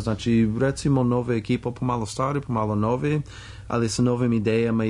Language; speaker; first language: Serbian; non-native, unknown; English